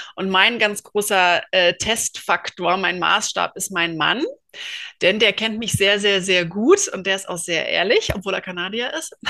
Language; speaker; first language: German; native; German